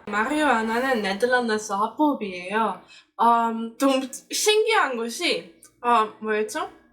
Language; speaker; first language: Korean; non-native, fluent; Dutch